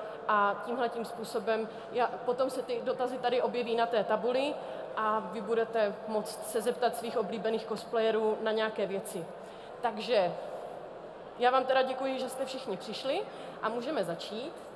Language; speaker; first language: Czech; native; Czech